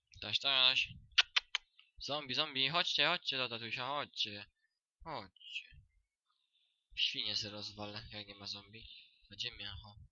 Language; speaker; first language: Polish; native; Polish